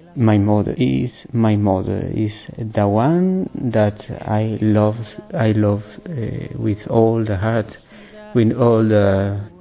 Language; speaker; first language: English; non-native, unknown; Spanish